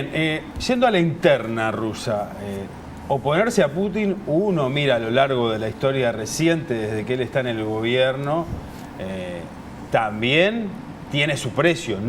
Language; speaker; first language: Spanish; native; Spanish